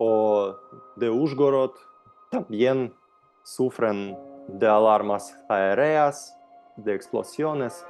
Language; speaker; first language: Spanish; non-native, fluent; Ukrainian